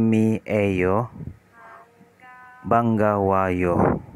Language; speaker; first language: Korean; non-native, learner; Indonesian